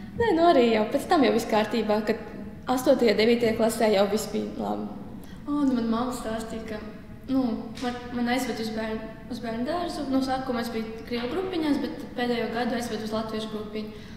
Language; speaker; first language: Latvian; non-native, local second language; Russian